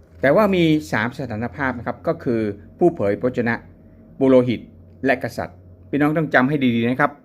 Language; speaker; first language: Thai; native; Thai